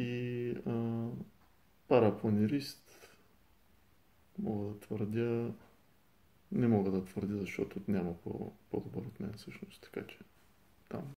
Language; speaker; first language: Bulgarian; native; Bulgarian